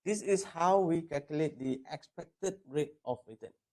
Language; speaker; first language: English; non-native, local second language; Malay